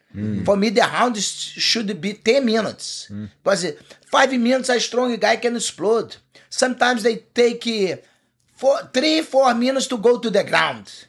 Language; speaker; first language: English; non-native, learner; Portuguese